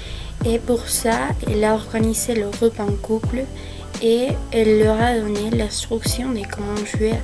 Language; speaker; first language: French; non-native, fluent; Spanish